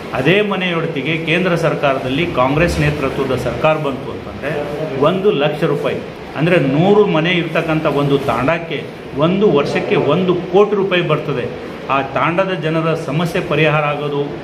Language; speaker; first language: Kannada; non-native, local second language; Lambadi